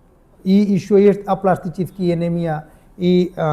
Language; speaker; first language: Russian; non-native, learner; Hindi